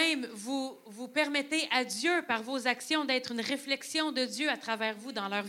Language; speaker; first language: French; native; French